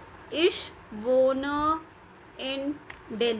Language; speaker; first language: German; non-native, fluent; Hindi